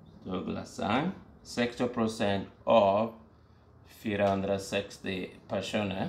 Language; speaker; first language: Swedish; non-native, fluent; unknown